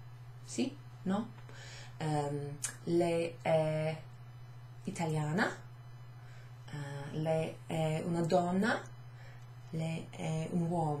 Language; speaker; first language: Italian; non-native, fluent; English